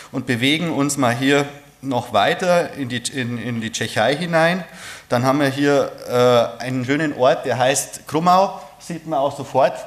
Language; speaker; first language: German; native; German